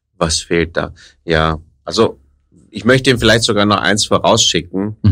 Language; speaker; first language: German; native; German